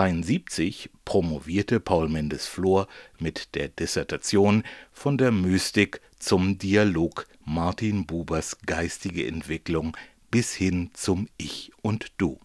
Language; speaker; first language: German; native; German